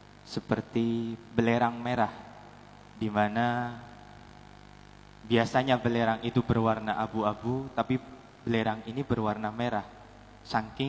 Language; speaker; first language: Indonesian; native; Indonesian